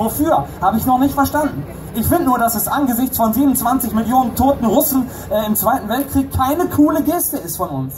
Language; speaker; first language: German; native; German